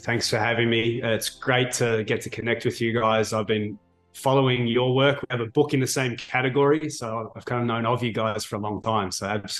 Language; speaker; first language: English; native; English